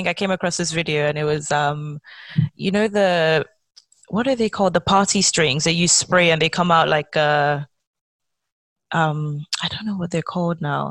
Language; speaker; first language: English; non-native, local second language; Yoruba